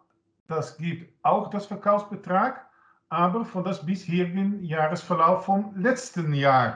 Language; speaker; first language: German; non-native, learner; Dutch